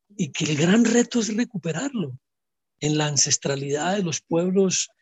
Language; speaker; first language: Spanish; native; Spanish